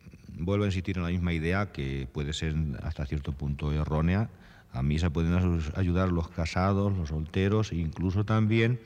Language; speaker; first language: Spanish; native; Spanish